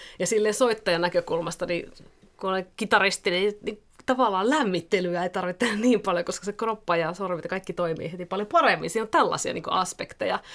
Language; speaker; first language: Finnish; native; Finnish